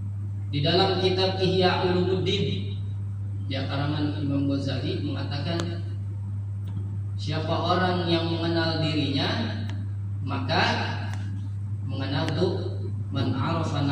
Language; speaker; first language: Indonesian; native; Indonesian